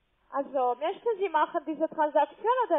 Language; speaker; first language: German; non-native, learner; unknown